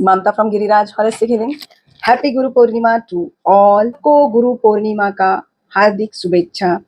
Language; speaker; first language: Hindi; non-native, local second language; Marathi